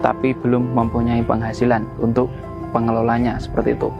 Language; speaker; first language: Indonesian; non-native, local second language; Javanese